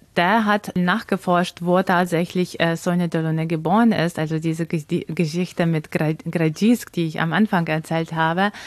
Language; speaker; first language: German; non-native, fluent; Ukrainian